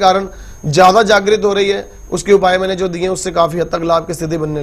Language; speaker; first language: Hindi; native; Hindi